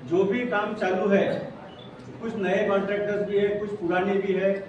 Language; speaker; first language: Hindi; non-native, local second language; Marathi